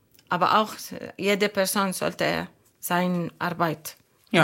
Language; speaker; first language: German; non-native, learner; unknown